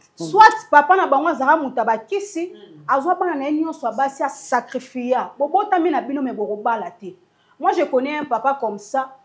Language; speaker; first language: Lingala; native; Lingala